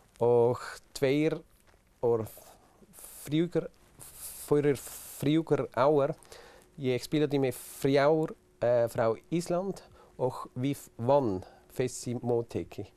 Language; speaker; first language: Icelandic; non-native, learner; German